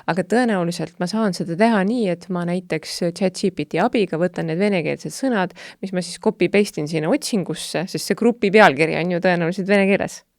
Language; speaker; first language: Estonian; native; Estonian